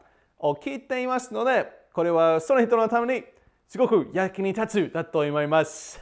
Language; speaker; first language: Japanese; non-native, learner; English